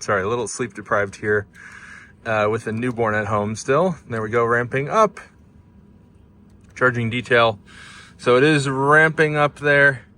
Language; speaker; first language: English; native; English